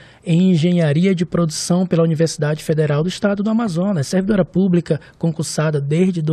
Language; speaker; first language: Portuguese; native; Portuguese